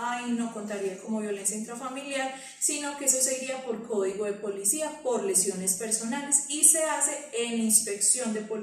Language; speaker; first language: Spanish; native; Spanish